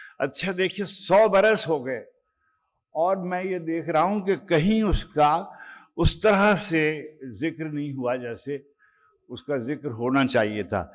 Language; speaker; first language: Urdu; native; Urdu